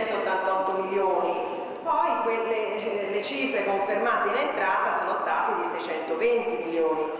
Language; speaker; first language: Italian; native; Italian